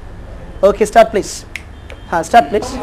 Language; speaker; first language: English; non-native, fluent; Bangla